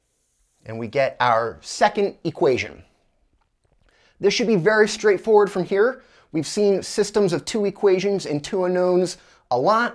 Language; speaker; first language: English; native; English